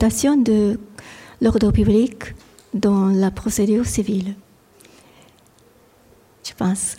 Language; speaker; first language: French; non-native, fluent; Japanese